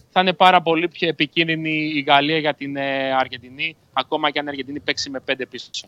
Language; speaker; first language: Greek; native; Greek